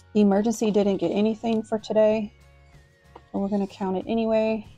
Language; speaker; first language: English; native; English